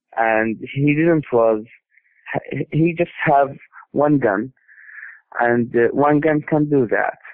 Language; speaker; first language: English; non-native, learner; Arabic